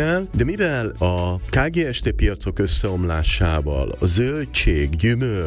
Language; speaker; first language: Hungarian; native; Hungarian